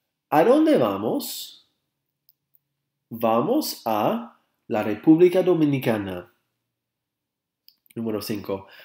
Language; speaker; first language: Spanish; non-native, fluent; English